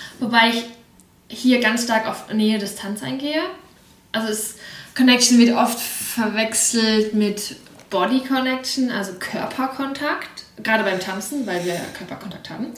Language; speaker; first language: German; early bilingual, other home language; Russian